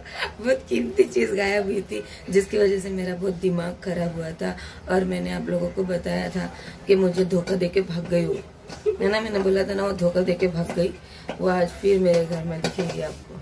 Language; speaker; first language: Hindi; native; Hindi